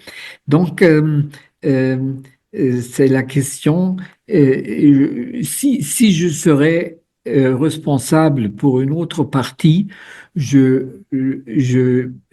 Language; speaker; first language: French; non-native, fluent; German